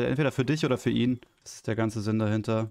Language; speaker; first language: German; native; German